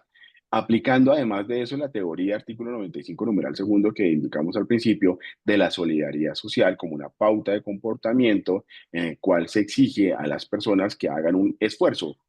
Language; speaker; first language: Spanish; native; Spanish